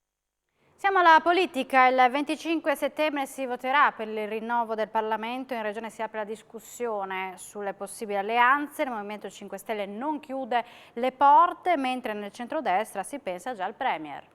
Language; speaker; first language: Italian; native; Italian